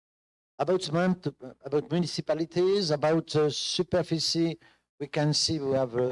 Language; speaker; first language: English; non-native, fluent; French